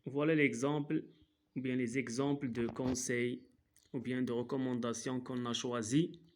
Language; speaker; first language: French; non-native, local second language; Arabic